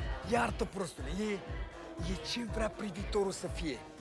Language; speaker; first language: Romanian; native; Romanian